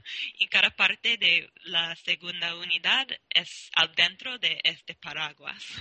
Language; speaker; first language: Spanish; non-native, learner; English